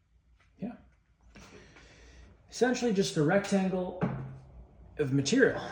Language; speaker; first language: English; native; English